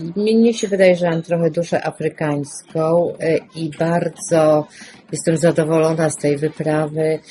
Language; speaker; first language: Polish; native; Polish